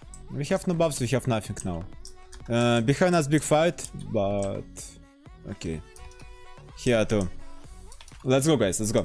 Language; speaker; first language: English; non-native, learner; Russian